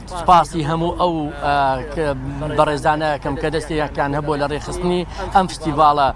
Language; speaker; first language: Central Kurdish; non-native, local second language; Gurani